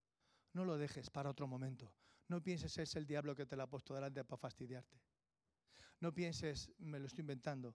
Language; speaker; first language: Spanish; native; Spanish